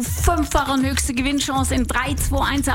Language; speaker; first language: German; native; German